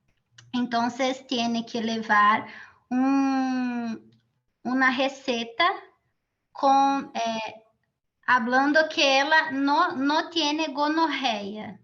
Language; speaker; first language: Spanish; non-native, fluent; Portuguese